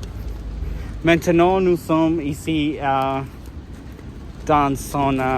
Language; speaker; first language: French; non-native, learner; English